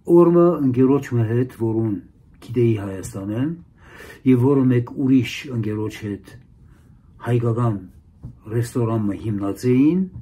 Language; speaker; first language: Armenian; early bilingual, heritage; Armenian